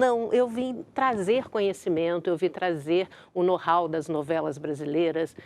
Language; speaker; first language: Portuguese; native; Portuguese